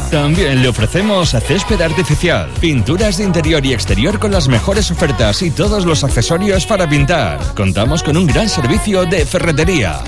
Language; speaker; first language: Spanish; native; Spanish